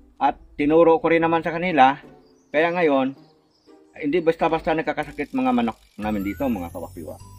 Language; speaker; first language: Filipino; non-native, local second language; Cebuano